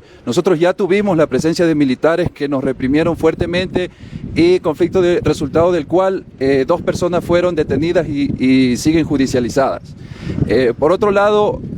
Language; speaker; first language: Spanish; native; Spanish